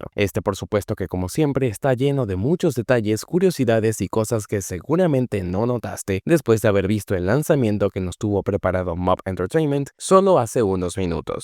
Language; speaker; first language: Spanish; native; Spanish